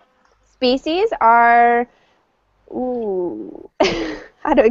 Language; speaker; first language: English; native; English